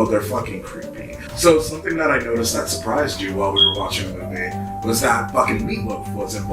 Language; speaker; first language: English; native; English